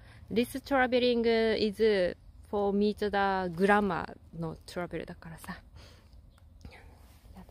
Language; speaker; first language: English; non-native, learner; Japanese